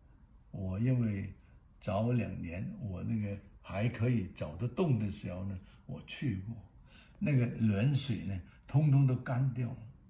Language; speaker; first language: Chinese; non-native, local second language; Cantonese